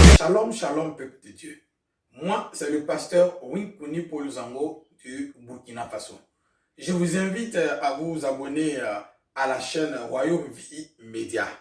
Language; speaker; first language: French; non-native, local second language; Mossi